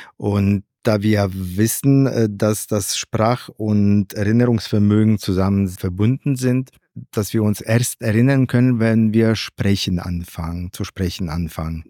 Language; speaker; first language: German; non-native, fluent; Polish